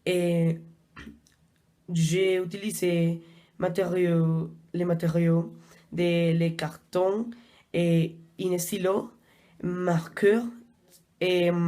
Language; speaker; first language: French; non-native, learner; Spanish